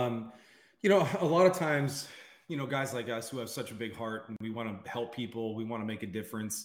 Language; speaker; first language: English; native; English